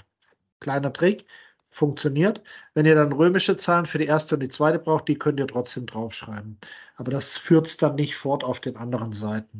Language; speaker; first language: German; native; German